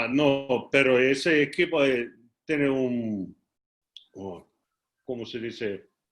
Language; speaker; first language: Spanish; non-native, learner; English